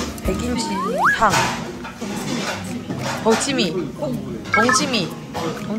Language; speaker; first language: Korean; non-native, fluent; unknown